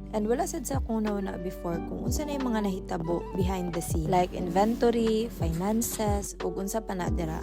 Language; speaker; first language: Cebuano; native; Cebuano